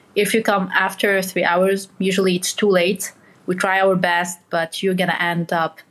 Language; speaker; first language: English; non-native, fluent; Arabic